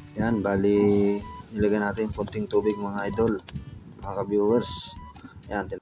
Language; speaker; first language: Filipino; non-native, local second language; Bikol